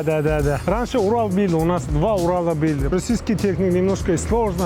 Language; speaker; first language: Russian; non-native, learner; Mongolian